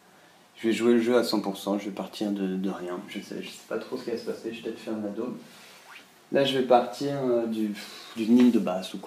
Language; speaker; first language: French; native; French